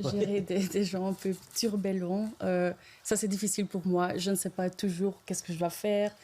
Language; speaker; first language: French; non-native, local second language; Dutch